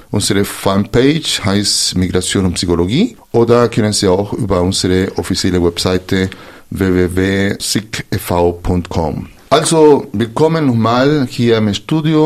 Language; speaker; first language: German; non-native, fluent; Spanish